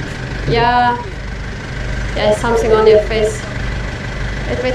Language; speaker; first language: English; non-native, fluent; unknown